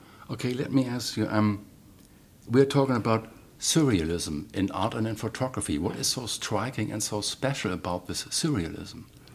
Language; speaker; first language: English; non-native, fluent; German